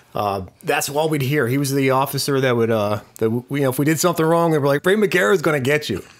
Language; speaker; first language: English; native; English